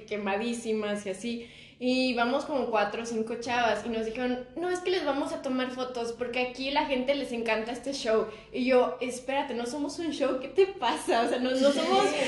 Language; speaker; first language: Spanish; native; Spanish